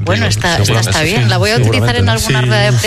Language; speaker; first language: Spanish; non-native, local second language; Catalan